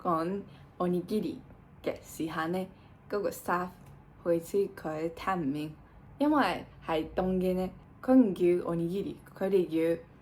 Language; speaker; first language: Cantonese; non-native, learner; Japanese